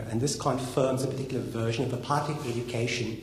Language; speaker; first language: English; native; English